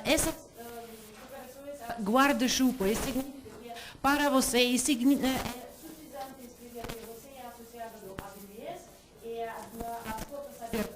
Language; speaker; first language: Portuguese; non-native, fluent; Russian